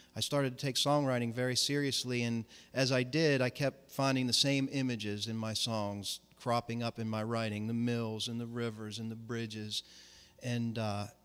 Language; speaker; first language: English; native; English